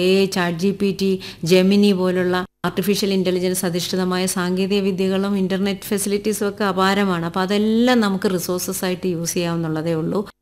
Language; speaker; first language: Malayalam; native; Malayalam